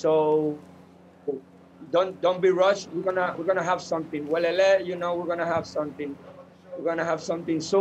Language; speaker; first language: English; non-native, fluent; Spanish